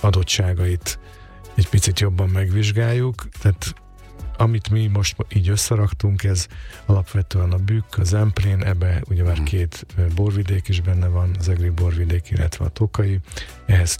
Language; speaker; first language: Hungarian; native; Hungarian